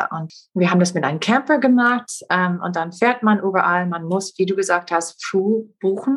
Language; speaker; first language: German; non-native, fluent; English